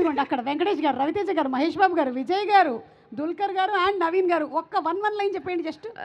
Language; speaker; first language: Telugu; native; Telugu